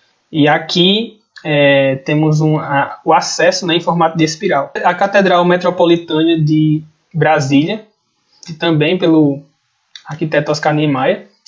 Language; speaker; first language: Portuguese; native; Portuguese